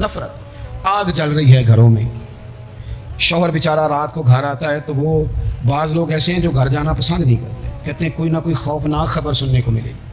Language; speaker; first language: Urdu; non-native, local second language; Punjabi